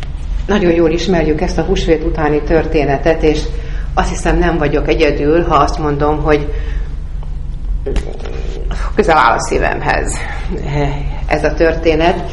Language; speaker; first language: Hungarian; native; Hungarian